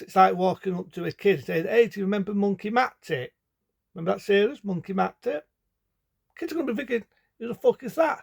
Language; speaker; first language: English; native; English